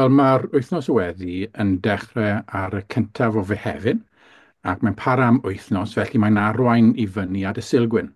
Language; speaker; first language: Welsh; native; Welsh